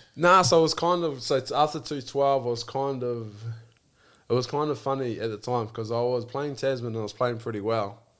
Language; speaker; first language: English; native; English